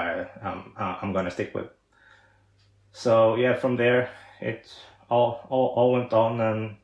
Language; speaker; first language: English; non-native, fluent; Swedish